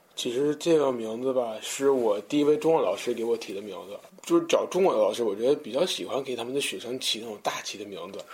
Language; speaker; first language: Chinese; non-native, fluent; English